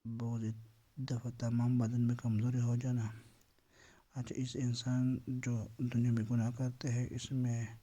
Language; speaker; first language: Urdu; non-native, local second language; Pashto